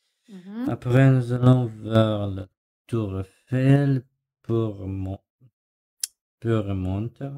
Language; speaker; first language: French; non-native, learner; Russian